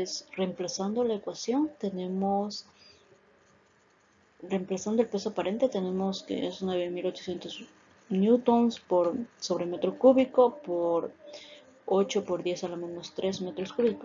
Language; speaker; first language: Spanish; native; Spanish